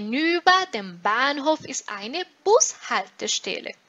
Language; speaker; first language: German; non-native, fluent; Portuguese